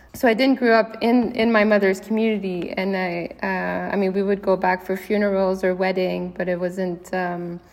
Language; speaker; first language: English; native; English